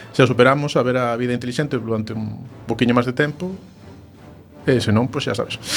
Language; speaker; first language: Galician; native; Galician